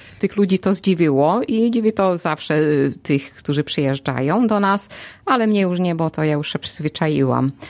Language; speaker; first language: Polish; non-native, fluent; Hungarian